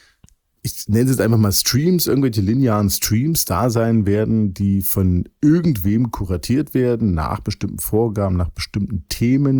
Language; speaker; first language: German; native; German